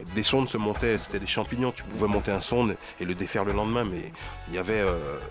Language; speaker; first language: French; native; French